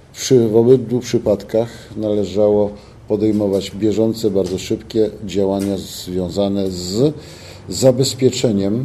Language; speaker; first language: Polish; native; Polish